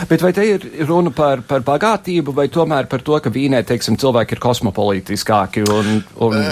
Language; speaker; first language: Latvian; early bilingual, heritage; Latvian